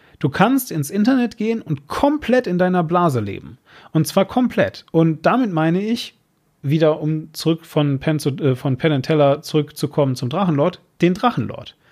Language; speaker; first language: German; native; German